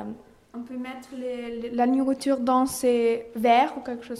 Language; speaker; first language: French; non-native, learner; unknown